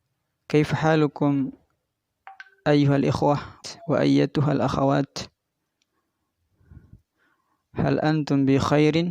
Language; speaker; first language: Arabic; non-native, fluent; Indonesian